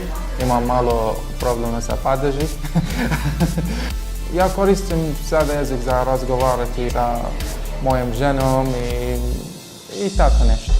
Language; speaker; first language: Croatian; non-native, learner; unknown